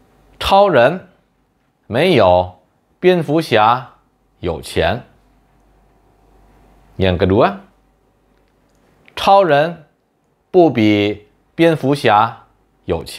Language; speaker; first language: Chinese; non-native, fluent; Indonesian